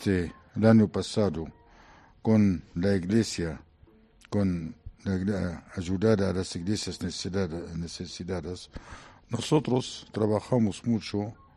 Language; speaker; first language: Spanish; non-native, fluent; Arabic